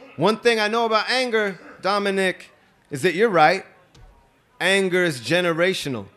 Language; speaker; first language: English; native; English